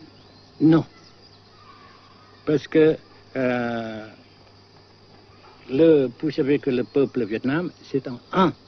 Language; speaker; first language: French; non-native, local second language; Vietnamese